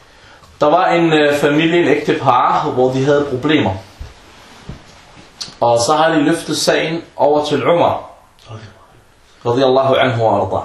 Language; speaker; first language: Danish; non-native, fluent; Arabic